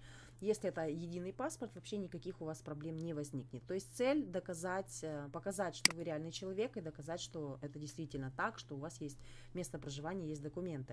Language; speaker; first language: Russian; native; Russian